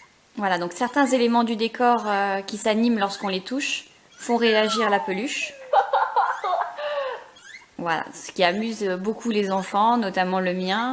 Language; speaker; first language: French; native; French